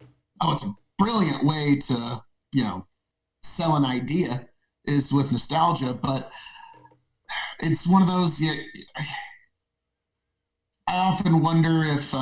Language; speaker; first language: English; native; English